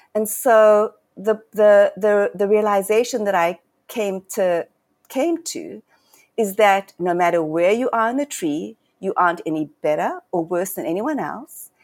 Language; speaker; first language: English; native; English